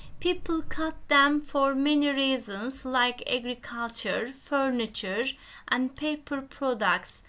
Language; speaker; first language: English; non-native, fluent; Turkish